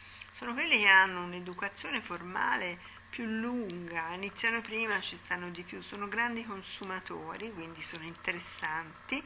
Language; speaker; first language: Italian; native; Italian